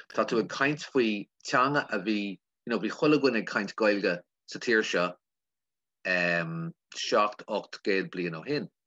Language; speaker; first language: Irish; non-native, local second language; English